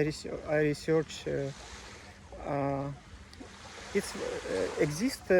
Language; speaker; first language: English; non-native, learner; Russian